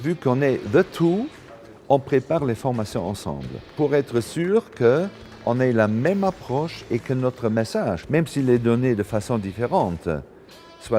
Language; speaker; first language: French; non-native, local second language; Luxembourgish